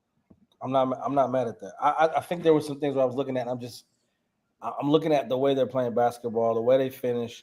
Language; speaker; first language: English; native; English